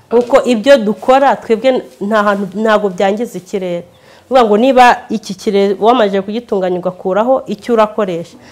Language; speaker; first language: Kinyarwanda; native; Kinyarwanda